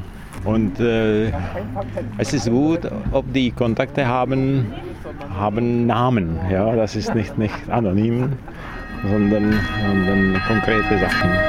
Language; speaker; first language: German; non-native, learner; Czech